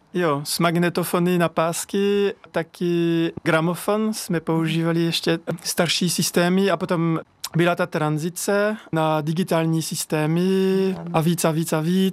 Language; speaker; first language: Czech; non-native, fluent; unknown